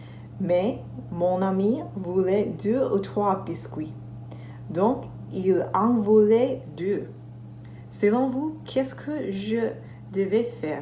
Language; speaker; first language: French; non-native, learner; English